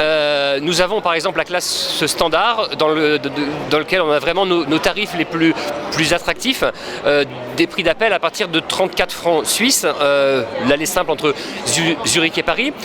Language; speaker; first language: French; native; French